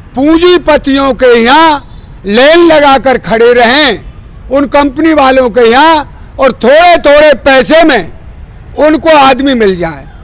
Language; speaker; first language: Hindi; native; Hindi